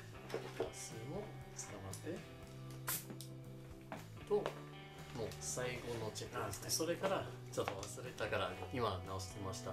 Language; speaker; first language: Japanese; non-native, learner; English